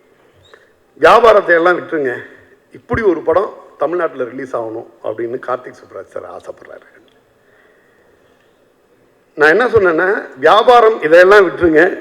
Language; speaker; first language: Tamil; native; Tamil